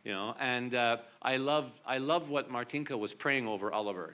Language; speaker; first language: English; native; English